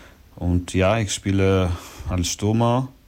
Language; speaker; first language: German; non-native, learner; Ukrainian